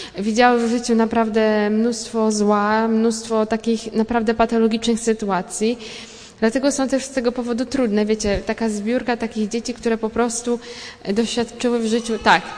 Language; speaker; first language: Polish; native; Polish